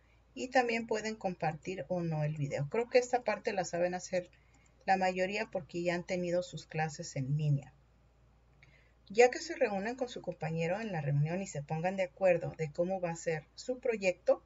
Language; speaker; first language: Spanish; native; Spanish